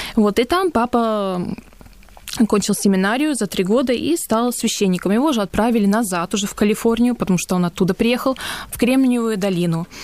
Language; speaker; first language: Russian; early bilingual, heritage; Russian